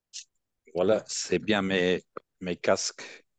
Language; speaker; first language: French; non-native, fluent; English